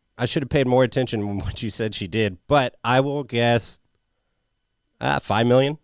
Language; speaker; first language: English; native; English